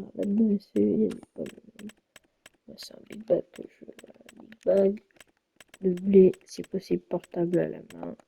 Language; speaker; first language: French; native; French